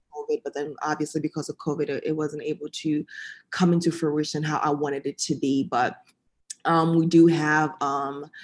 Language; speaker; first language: English; early bilingual, other home language; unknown